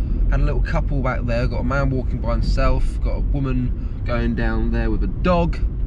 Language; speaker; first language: English; native; English